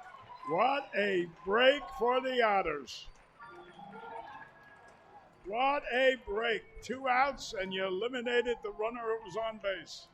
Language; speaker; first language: English; native; English